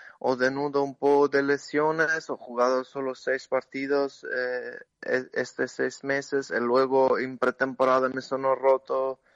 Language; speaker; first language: Spanish; non-native, learner; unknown